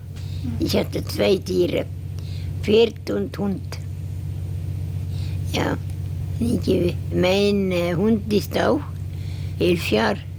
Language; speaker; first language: German; non-native, learner; Estonian